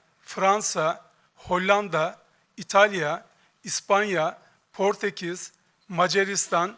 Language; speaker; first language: Turkish; native; Turkish